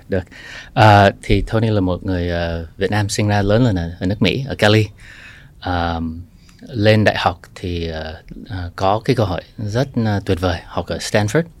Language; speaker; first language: Vietnamese; early bilingual, heritage; Vietnamese